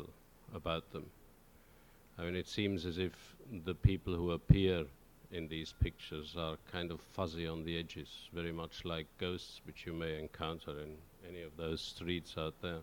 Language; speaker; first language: English; non-native, fluent; German